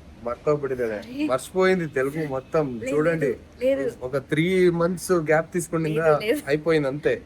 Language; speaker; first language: Telugu; non-native, learner; Kannada